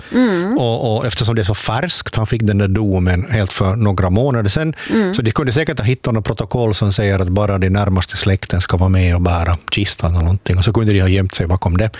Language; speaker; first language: Swedish; native; Swedish